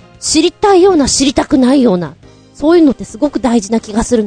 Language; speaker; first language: Japanese; native; Japanese